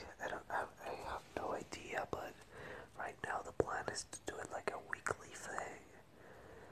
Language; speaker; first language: English; non-native, fluent; Spanish